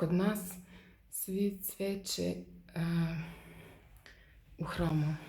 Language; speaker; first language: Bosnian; non-native, learner; Russian